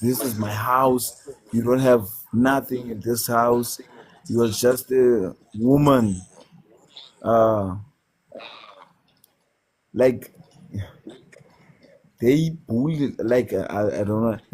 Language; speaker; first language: English; non-native, learner; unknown